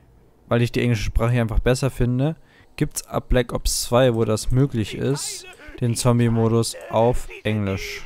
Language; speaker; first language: German; native; German